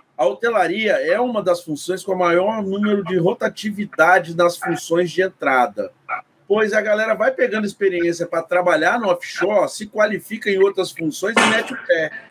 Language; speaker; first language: Portuguese; native; Portuguese